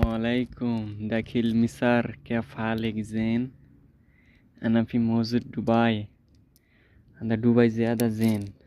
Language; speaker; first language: Arabic; non-native, learner; Bangla